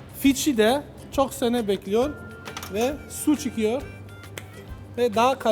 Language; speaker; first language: Turkish; non-native, learner; Italian